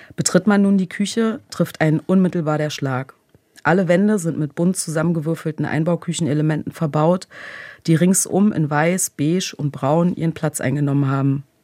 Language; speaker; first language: German; early bilingual, other home language; Croatian